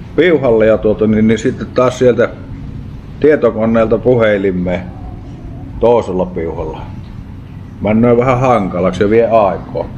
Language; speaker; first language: Finnish; native; Finnish